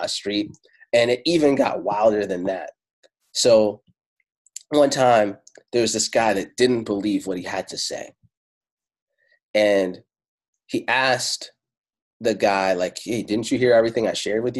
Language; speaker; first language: English; non-native, fluent; Italian